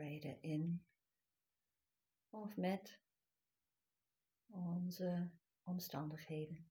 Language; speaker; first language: Dutch; non-native, fluent; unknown